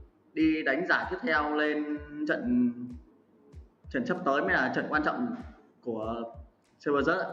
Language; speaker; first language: Vietnamese; native; Vietnamese